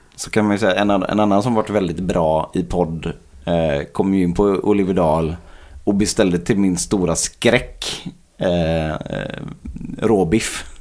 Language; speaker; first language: Swedish; native; Swedish